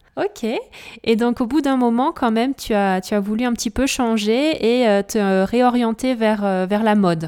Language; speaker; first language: French; native; French